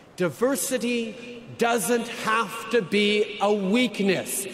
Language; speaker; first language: English; native; English